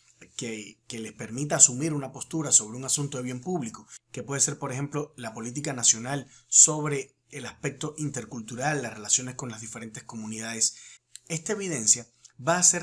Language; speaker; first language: Spanish; native; Spanish